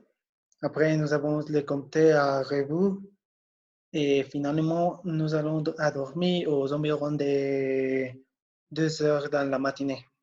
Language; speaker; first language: French; non-native, learner; Spanish